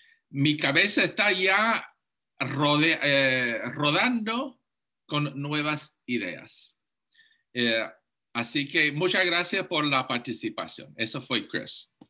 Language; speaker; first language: Spanish; non-native, fluent; English